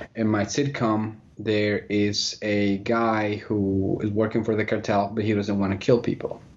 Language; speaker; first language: English; non-native, fluent; Spanish